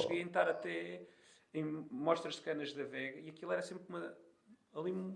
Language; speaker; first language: Portuguese; native; Portuguese